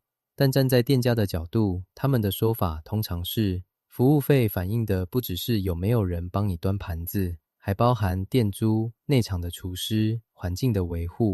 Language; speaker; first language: Chinese; native; Chinese